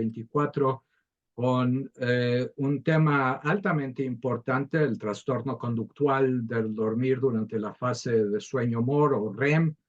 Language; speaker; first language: Spanish; native; Spanish